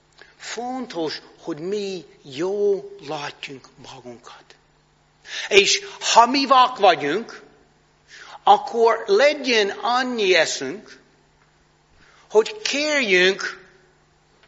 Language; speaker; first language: Hungarian; non-native, fluent; English